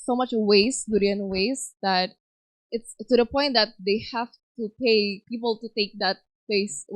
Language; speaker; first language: English; non-native, fluent; Indonesian